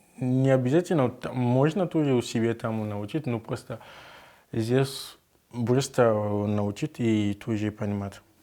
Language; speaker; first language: Russian; non-native, learner; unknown